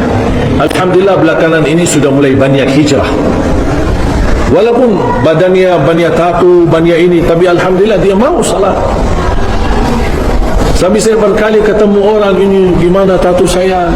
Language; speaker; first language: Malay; non-native, fluent; Arabic